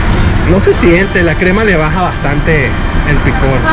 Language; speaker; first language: Spanish; native; Spanish